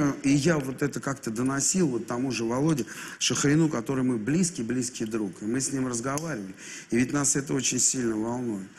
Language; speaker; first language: Russian; native; Russian